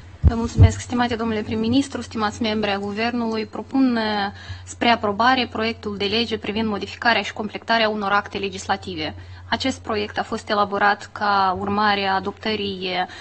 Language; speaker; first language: Romanian; native; Romanian